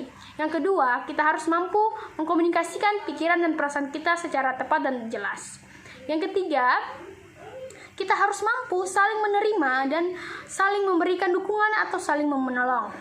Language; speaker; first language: Indonesian; native; Indonesian